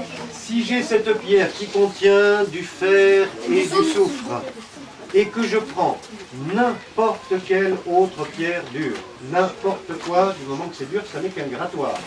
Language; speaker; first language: French; native; French